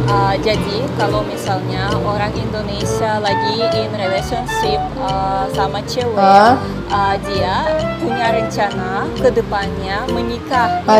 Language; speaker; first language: Indonesian; non-native, fluent; Russian